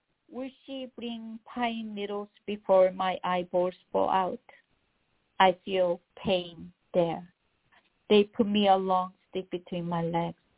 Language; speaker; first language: English; non-native, fluent; Korean